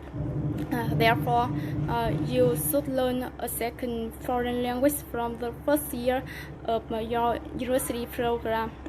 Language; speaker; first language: English; non-native, learner; Vietnamese